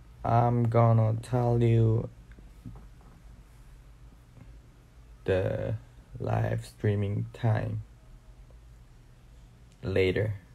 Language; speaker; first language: English; non-native, learner; Korean